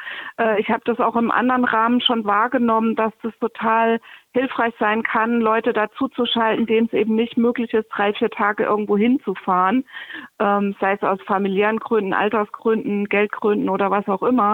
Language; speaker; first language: German; native; German